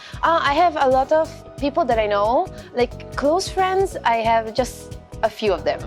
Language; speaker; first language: English; non-native, fluent; Italian